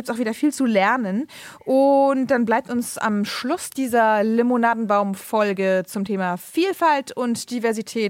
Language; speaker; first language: German; native; German